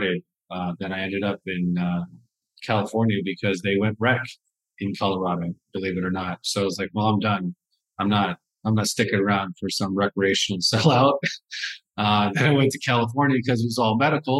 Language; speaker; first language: English; native; English